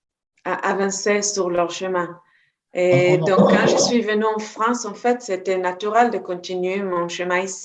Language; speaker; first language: French; non-native, fluent; Hebrew